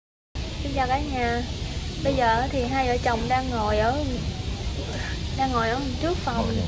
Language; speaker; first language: Vietnamese; native; Vietnamese